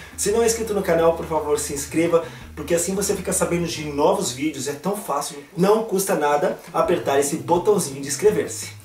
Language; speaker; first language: Portuguese; native; Portuguese